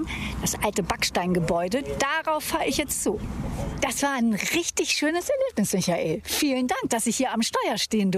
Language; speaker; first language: German; native; German